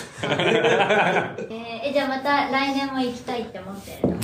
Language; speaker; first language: Japanese; native; Japanese